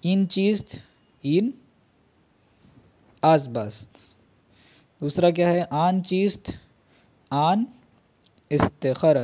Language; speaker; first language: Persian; non-native, fluent; Urdu